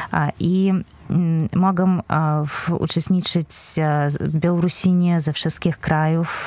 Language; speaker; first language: Polish; non-native, fluent; Belarusian